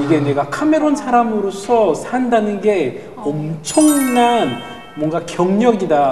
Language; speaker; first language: Korean; non-native, fluent; French